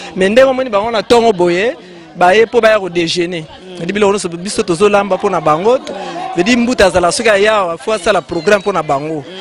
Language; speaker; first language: Lingala; non-native, local second language; Kongo